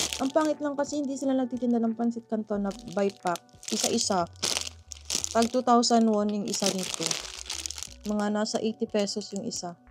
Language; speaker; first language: Filipino; native; Filipino